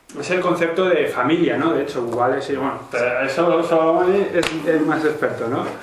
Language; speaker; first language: Spanish; native; Spanish